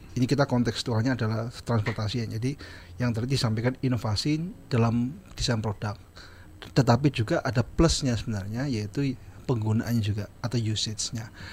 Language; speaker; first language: Indonesian; native; Indonesian